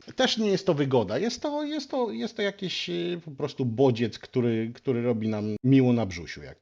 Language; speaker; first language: Polish; native; Polish